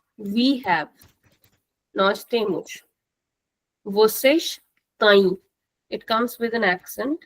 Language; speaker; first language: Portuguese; non-native, fluent; Hindi